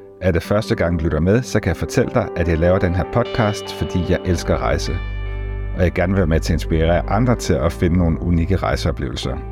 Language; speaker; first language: Danish; native; Danish